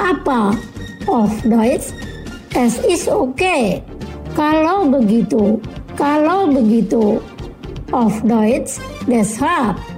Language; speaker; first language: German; non-native, fluent; Indonesian